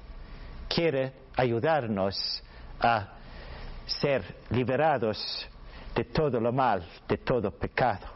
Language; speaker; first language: Spanish; non-native, learner; Swedish